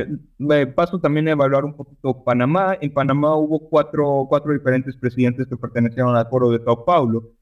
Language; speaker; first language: Spanish; native; Spanish